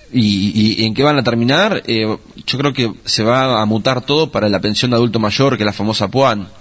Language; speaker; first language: Spanish; native; Spanish